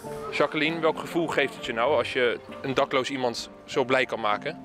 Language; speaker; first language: Dutch; native; Dutch